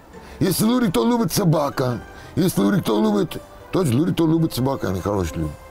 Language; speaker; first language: Russian; non-native, learner; English